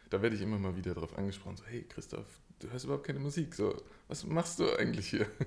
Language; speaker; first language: German; native; German